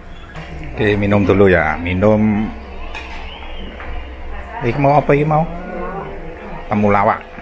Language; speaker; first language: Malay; non-native, local second language; Javanese